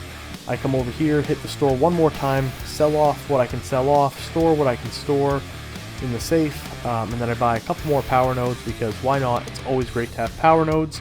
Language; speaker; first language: English; native; English